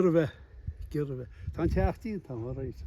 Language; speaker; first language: Irish; native; Irish